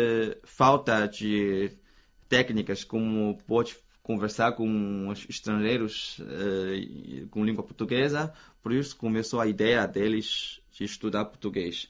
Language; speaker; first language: Portuguese; non-native, fluent; Chinese